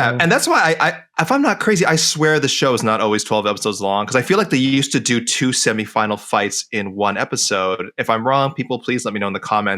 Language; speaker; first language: English; native; English